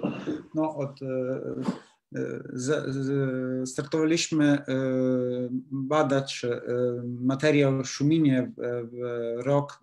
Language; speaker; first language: Polish; non-native, learner; Italian